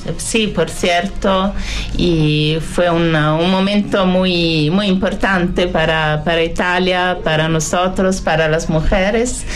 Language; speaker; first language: Spanish; non-native, fluent; Italian